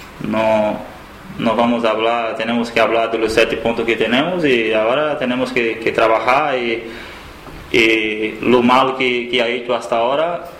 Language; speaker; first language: Spanish; non-native, learner; Portuguese